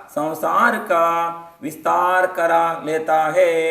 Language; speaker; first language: Hindi; non-native, local second language; Kannada